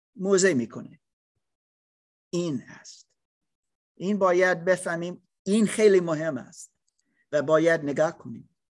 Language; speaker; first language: Persian; non-native, learner; English